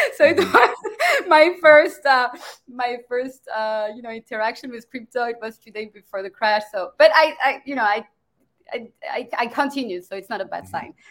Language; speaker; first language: English; non-native, fluent; French